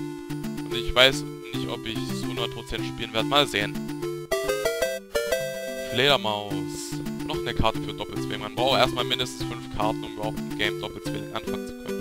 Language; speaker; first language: German; native; German